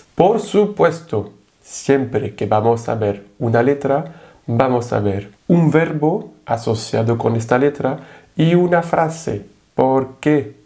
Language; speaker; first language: Spanish; non-native, fluent; French